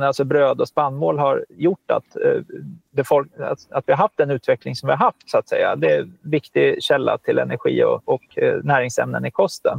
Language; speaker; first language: Swedish; native; Swedish